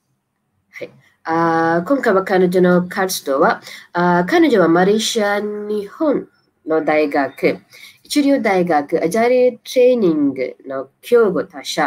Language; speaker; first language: Japanese; non-native, learner; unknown